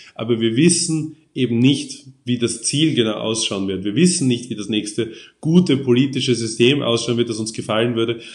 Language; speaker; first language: German; native; German